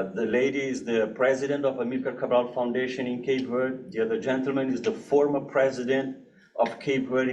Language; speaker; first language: English; non-native, fluent; Portuguese